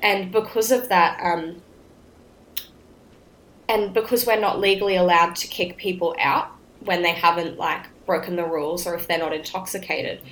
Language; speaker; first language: English; native; English